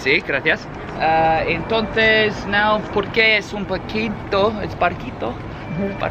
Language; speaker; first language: Spanish; non-native, learner; English